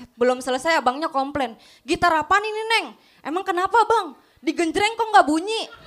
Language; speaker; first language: Indonesian; native; Indonesian